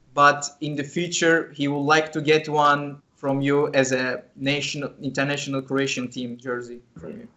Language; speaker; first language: English; non-native, fluent; Turkish